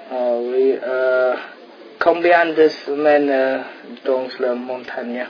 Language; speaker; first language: French; non-native, learner; English